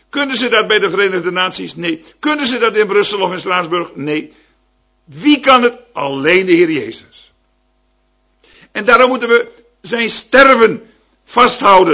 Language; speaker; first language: Dutch; native; Dutch